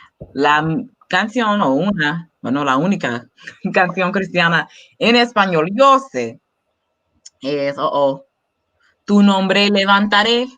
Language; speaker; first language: Spanish; non-native, learner; English